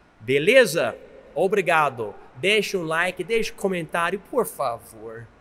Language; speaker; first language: Portuguese; non-native, fluent; English